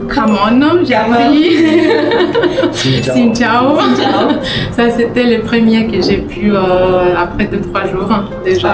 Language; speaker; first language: French; non-native, fluent; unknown